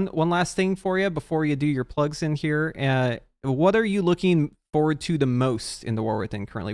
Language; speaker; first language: English; native; English